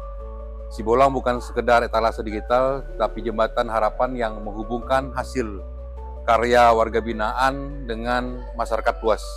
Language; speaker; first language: Indonesian; native; Indonesian